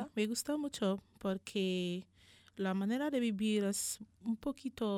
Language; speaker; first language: Spanish; non-native, learner; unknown